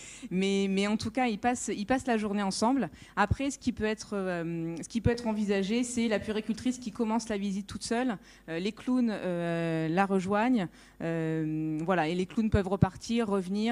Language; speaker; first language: French; native; French